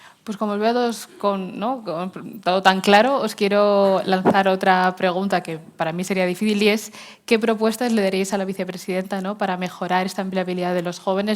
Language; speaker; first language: Spanish; native; Spanish